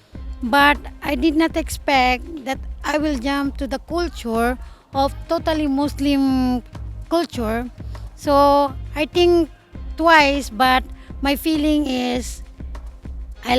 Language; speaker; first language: English; non-native, learner; Japanese